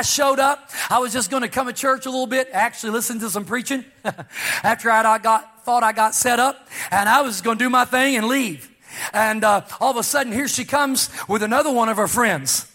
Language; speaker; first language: English; native; English